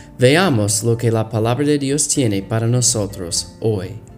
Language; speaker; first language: Spanish; non-native, fluent; English